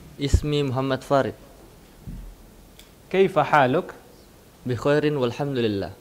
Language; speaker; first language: Arabic; non-native, learner; Indonesian